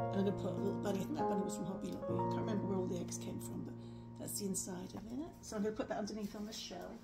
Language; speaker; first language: English; native; English